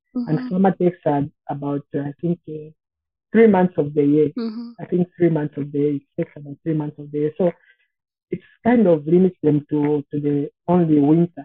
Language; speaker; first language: English; non-native, local second language; Bemba